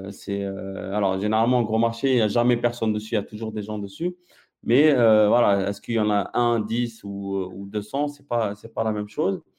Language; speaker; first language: French; non-native, local second language; Arabic